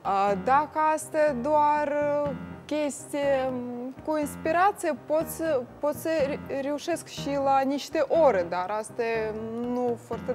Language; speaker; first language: Romanian; non-native, learner; Russian